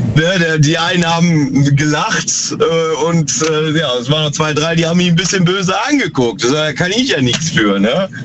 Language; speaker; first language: German; native; German